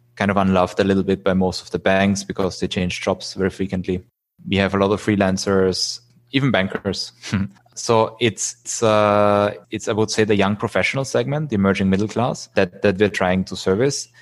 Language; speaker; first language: English; non-native, fluent; German